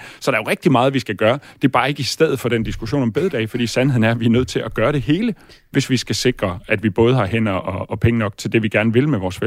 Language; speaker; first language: Danish; native; Danish